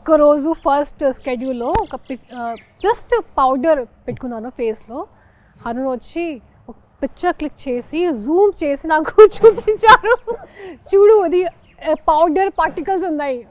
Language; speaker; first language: Telugu; non-native, local second language; Hindi